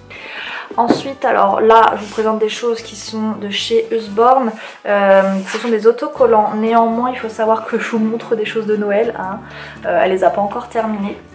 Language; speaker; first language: French; native; French